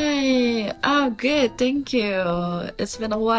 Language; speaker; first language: English; non-native, learner; Japanese